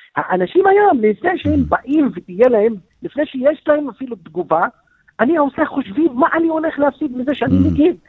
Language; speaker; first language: Hebrew; non-native, local second language; Arabic